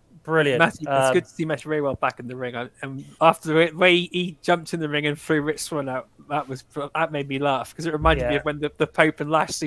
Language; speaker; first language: English; native; English